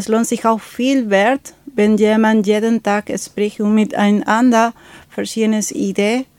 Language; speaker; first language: German; non-native, fluent; Spanish